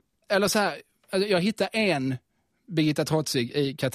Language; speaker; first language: Swedish; native; Swedish